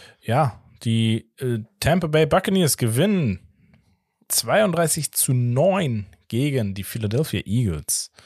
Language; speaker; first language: German; native; German